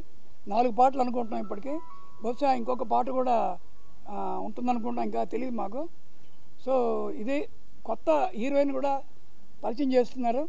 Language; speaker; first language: Telugu; native; Telugu